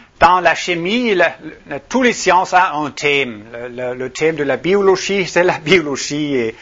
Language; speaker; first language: French; non-native, fluent; Danish